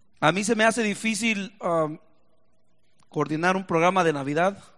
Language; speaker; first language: Spanish; native; Spanish